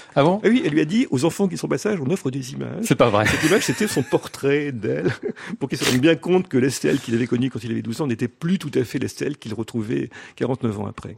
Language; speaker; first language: French; native; French